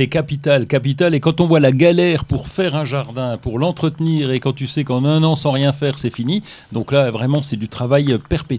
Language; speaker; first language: French; native; French